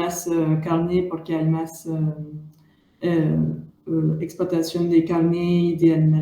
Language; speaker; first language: Spanish; non-native, learner; French